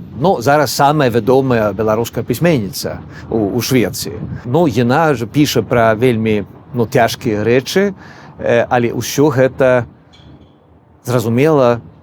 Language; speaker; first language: Belarusian; non-native, fluent; Swedish